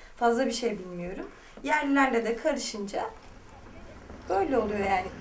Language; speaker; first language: Turkish; native; Turkish